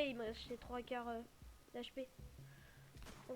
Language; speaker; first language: French; native; French